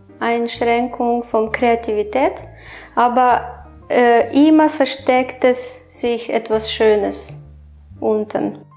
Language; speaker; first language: German; non-native, fluent; Romanian